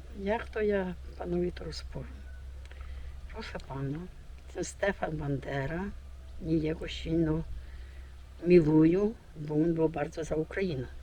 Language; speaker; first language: Polish; early bilingual, heritage; Polish